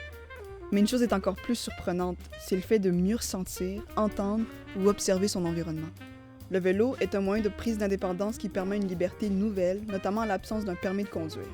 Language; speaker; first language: French; native; French